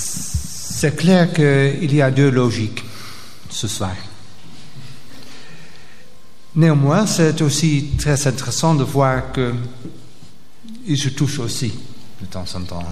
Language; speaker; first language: French; non-native, local second language; Dutch